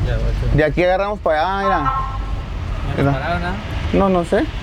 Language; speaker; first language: Spanish; native; Spanish